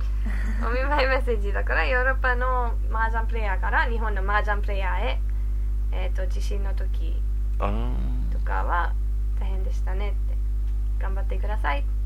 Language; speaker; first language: Japanese; non-native, fluent; English